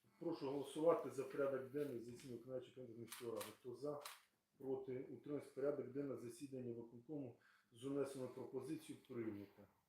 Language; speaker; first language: Ukrainian; native; Ukrainian